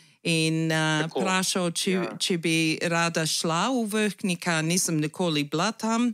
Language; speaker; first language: Slovenian; early bilingual, heritage; Slovenian